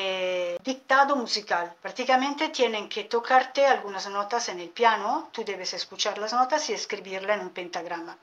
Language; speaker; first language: Spanish; non-native, fluent; Italian